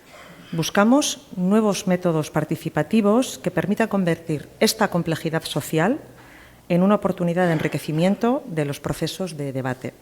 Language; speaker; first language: Spanish; native; Spanish